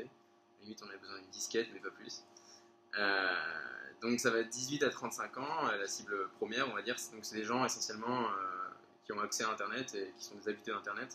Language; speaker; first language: French; native; French